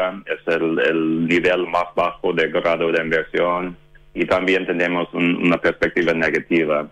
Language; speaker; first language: Spanish; non-native, fluent; English